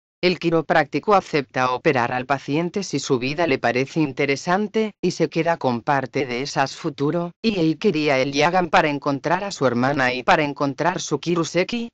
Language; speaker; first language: Spanish; native; Spanish